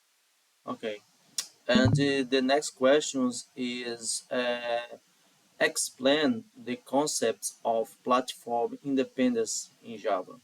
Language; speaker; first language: English; non-native, learner; Portuguese